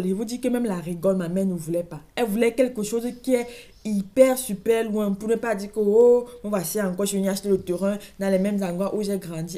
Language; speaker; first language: French; native; French